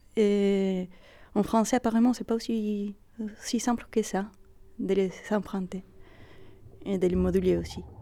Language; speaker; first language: French; non-native, fluent; Spanish